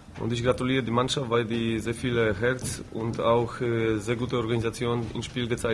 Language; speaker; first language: German; non-native, fluent; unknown